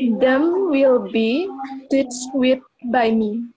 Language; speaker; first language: English; non-native, learner; Indonesian